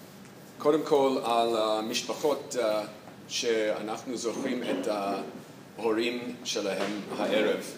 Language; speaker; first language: Hebrew; non-native, fluent; English